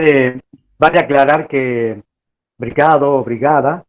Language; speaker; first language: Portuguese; non-native, learner; Spanish